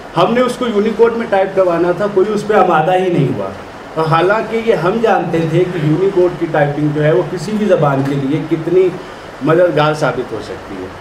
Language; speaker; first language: Urdu; non-native, local second language; Punjabi